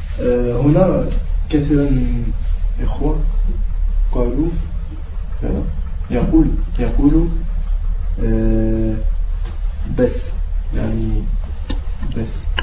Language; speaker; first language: Arabic; non-native, learner; French